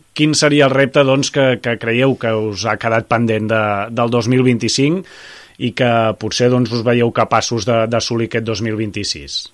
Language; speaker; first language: Catalan; native; Catalan